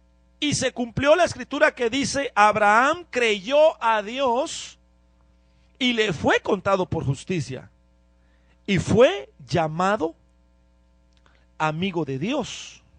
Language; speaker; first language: Spanish; native; Spanish